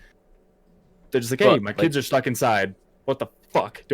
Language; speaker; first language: English; native; English